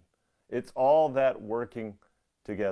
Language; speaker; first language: English; native; English